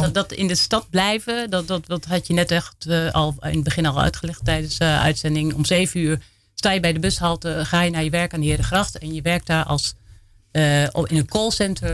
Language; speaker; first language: Dutch; native; Dutch